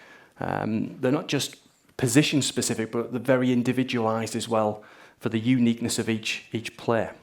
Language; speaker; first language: English; native; English